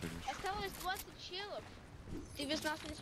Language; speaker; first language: Russian; native; Russian